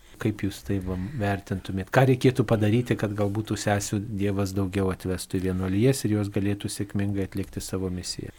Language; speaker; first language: Lithuanian; native; Lithuanian